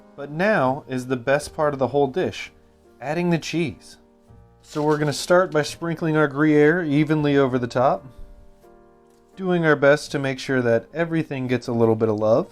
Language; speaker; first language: English; native; English